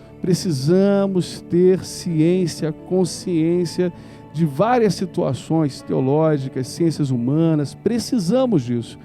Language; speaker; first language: Portuguese; native; Portuguese